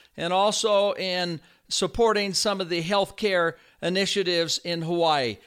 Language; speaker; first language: English; native; English